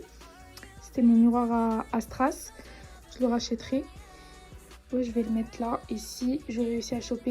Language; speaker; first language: French; native; French